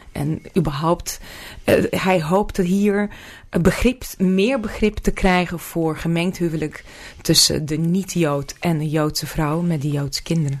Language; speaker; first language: Dutch; non-native, fluent; Russian